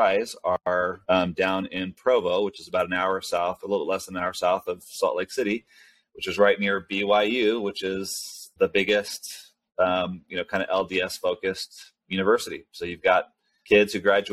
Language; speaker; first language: English; early bilingual, other home language; Spanish